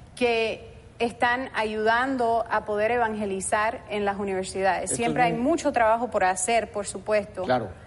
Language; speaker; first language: Spanish; early bilingual, heritage; Spanish